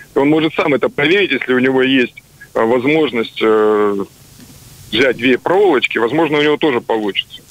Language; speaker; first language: Russian; native; Russian